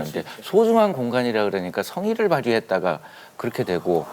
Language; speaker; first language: Korean; native; Korean